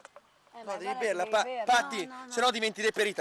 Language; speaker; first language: Italian; native; Italian